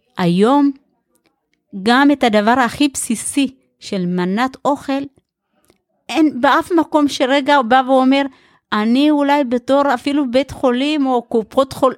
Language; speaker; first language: Hebrew; early bilingual, other home language; Amharic